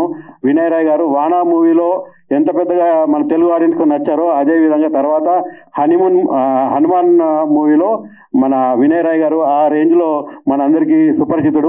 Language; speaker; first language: Telugu; native; Telugu